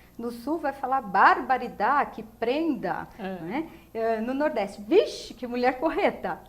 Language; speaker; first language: Portuguese; native; Portuguese